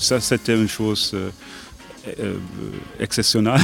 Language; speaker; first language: French; non-native, learner; German